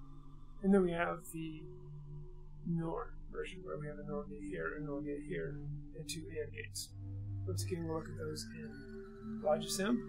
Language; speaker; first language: English; native; English